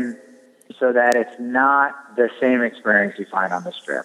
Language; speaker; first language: English; native; English